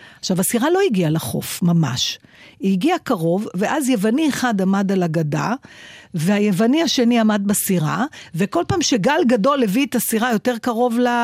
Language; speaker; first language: Hebrew; native; Hebrew